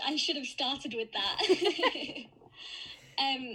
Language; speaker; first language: English; native; English